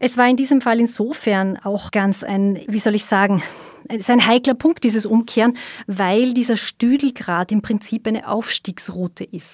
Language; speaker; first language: German; native; German